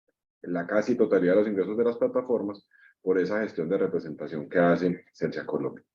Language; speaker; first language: Spanish; native; Spanish